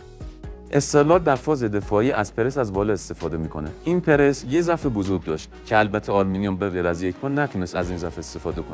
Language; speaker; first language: Persian; native; Persian